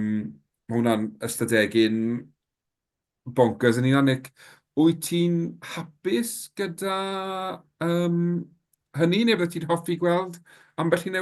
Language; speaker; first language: Welsh; native; Welsh